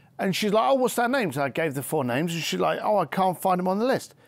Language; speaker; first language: English; native; English